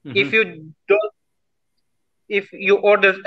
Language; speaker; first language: English; non-native, fluent; Lithuanian